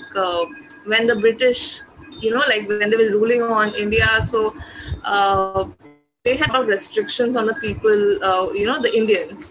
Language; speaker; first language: English; non-native, local second language; Bangla